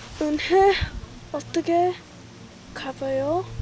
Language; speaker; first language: Korean; non-native, learner; English